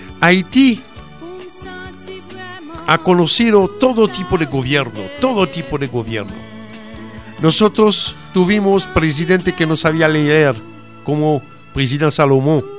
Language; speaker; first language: Spanish; non-native, fluent; Haitian Creole